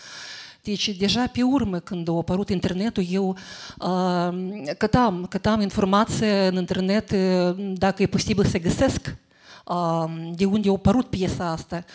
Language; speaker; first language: Romanian; native; Romanian